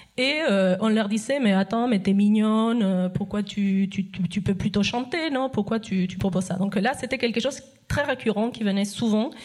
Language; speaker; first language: French; non-native, fluent; Spanish